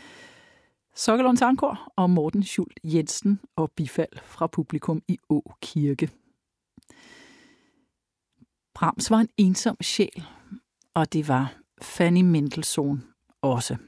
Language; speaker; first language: Danish; native; Danish